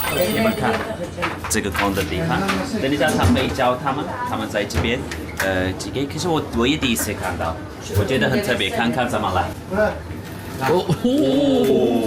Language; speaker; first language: Chinese; non-native, fluent; Turkish